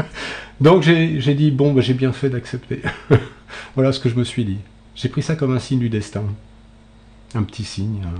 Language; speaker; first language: French; native; French